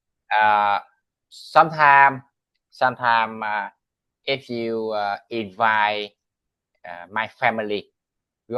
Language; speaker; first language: English; non-native, learner; Vietnamese